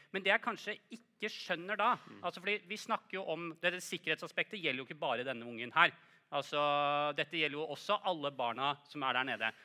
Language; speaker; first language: Norwegian; native; Norwegian